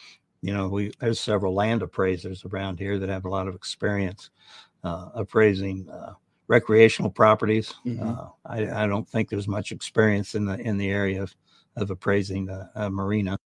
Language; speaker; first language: English; native; English